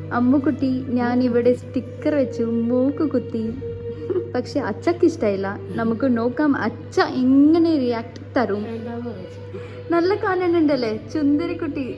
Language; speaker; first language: Malayalam; non-native, learner; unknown